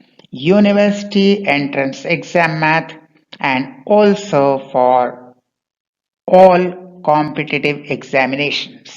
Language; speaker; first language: English; non-native, local second language; Bangla